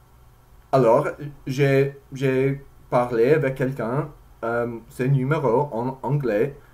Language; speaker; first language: French; non-native, learner; English